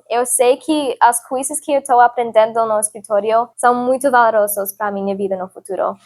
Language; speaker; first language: Portuguese; non-native, learner; English